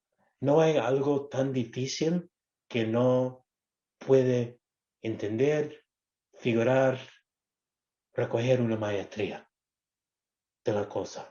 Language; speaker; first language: Spanish; non-native, local second language; English